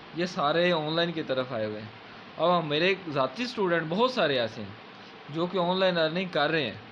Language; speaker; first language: Urdu; non-native, local second language; Punjabi